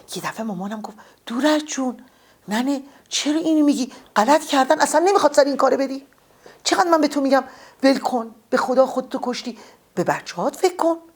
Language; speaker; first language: Persian; native; Persian